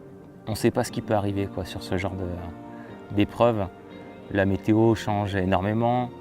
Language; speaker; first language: French; native; French